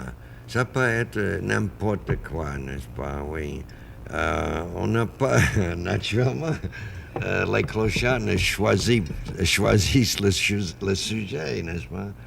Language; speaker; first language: French; non-native, fluent; English